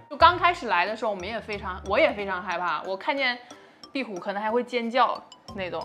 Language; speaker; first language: Chinese; native; Chinese